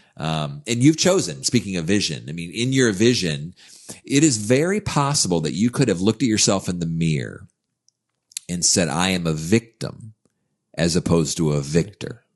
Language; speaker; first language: English; native; English